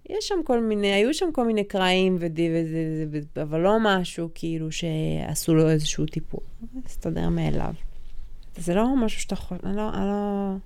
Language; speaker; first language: Hebrew; native; Hebrew